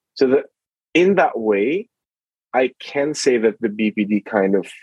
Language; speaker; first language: English; non-native, local second language; Filipino